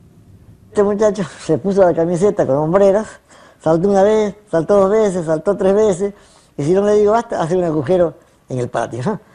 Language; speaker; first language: Spanish; native; Spanish